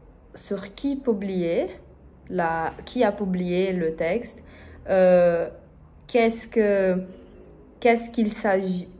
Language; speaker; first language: French; non-native, learner; Portuguese